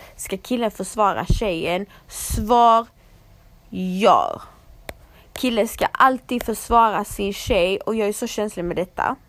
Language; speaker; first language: Swedish; early bilingual, other home language; Croatian